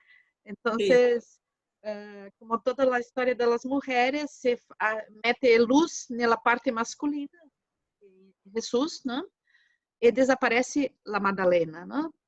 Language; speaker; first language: Spanish; non-native, fluent; Portuguese